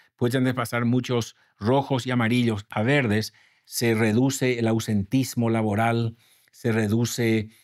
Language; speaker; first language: Spanish; native; Spanish